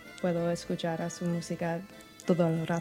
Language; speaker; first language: Spanish; non-native, learner; English